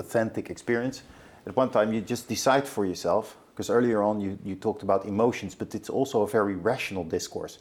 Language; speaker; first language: English; non-native, fluent; Dutch